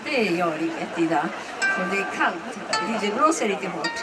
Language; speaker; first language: Swedish; non-native, learner; Japanese